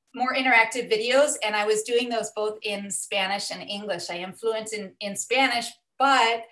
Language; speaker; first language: English; native; English